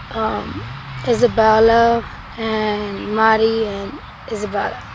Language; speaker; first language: English; non-native, fluent; Spanish